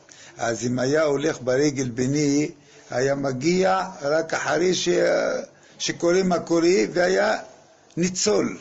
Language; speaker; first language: Hebrew; non-native, fluent; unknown